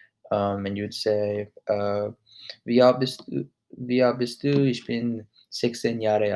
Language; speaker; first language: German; non-native, learner; English